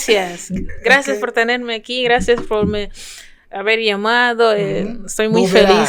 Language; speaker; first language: Spanish; non-native, fluent; French